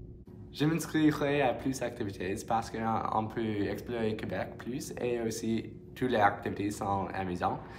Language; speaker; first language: French; non-native, learner; English